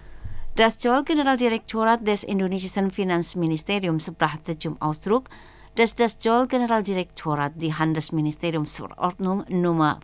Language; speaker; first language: German; non-native, fluent; Indonesian